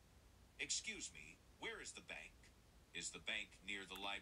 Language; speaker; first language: English; non-native, learner; Japanese